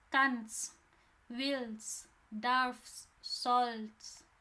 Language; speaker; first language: German; non-native, fluent; Indonesian